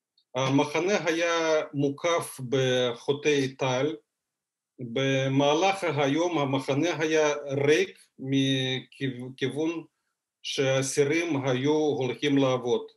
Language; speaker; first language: Hebrew; non-native, fluent; Russian